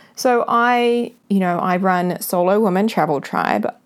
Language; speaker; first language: English; native; English